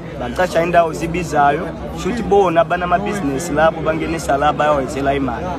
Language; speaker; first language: Zulu; non-native, fluent; Nyanja